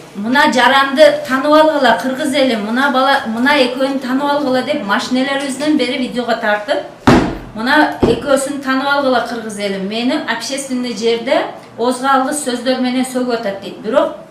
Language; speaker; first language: Kyrgyz; native; Kyrgyz